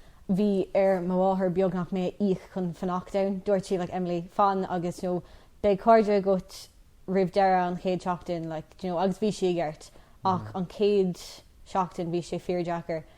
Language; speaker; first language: Irish; non-native, local second language; English